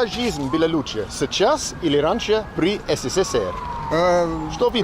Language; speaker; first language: Russian; non-native, learner; English